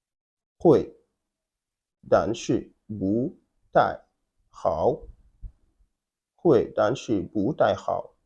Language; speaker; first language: Chinese; non-native, fluent; Wolof